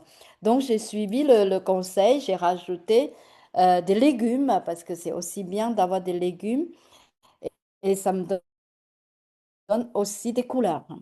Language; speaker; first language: French; non-native, fluent; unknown